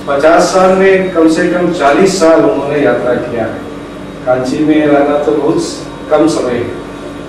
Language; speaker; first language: Hindi; non-native, local second language; Telugu